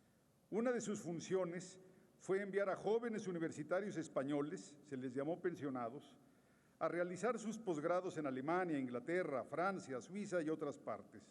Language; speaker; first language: Spanish; native; Spanish